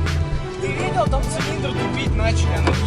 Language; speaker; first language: Russian; native; Russian